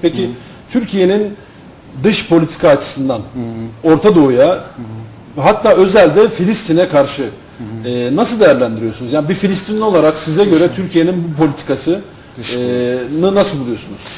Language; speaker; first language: Turkish; native; Turkish